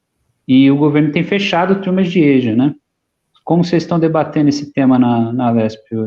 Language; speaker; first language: Portuguese; native; Portuguese